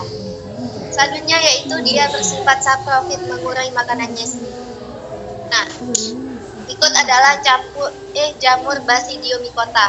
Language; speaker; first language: Indonesian; native; Indonesian